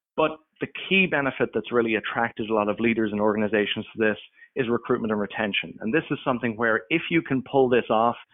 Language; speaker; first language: English; native; English